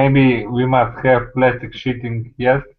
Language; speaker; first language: English; non-native, learner; Russian